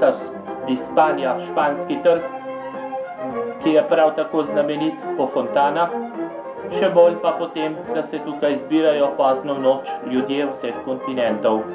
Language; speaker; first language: Slovenian; native; Slovenian